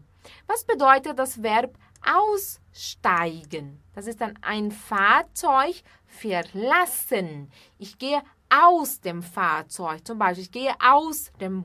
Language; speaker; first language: German; non-native, fluent; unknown